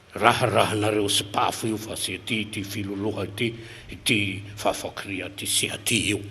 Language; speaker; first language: Malagasy; native; Malagasy